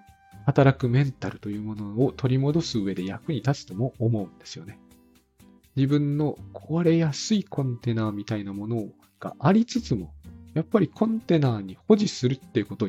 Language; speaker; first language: Japanese; native; Japanese